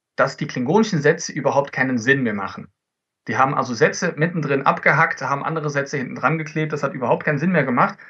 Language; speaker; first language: German; early bilingual, other home language; Dutch